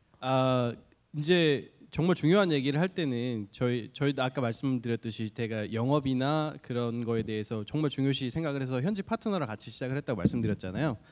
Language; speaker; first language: Korean; native; Korean